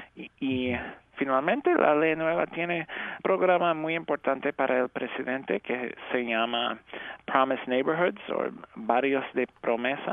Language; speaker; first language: Spanish; early bilingual, heritage; English